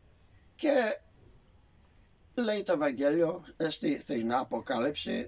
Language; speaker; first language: Greek; early bilingual, heritage; Greek